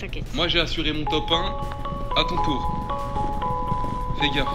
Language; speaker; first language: French; native; French